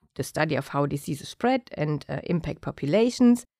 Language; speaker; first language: English; non-native, fluent; German